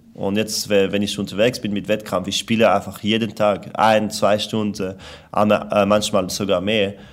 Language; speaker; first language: German; non-native, local second language; French